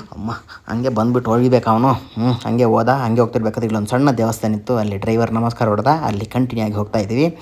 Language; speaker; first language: Kannada; non-native, local second language; Tulu